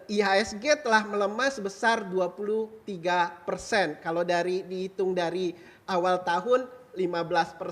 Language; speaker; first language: Indonesian; native; Indonesian